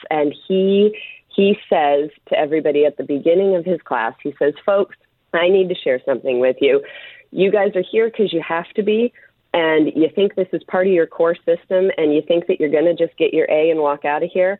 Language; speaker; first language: English; native; English